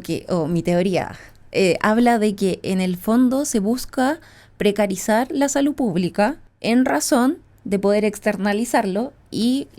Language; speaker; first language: Spanish; native; Spanish